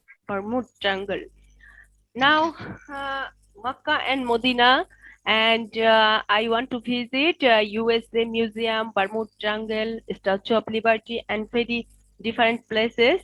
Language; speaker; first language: English; non-native, local second language; Bangla